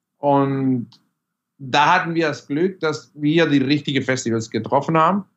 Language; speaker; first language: German; non-native, fluent; Spanish